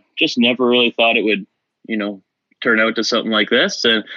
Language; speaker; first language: English; native; English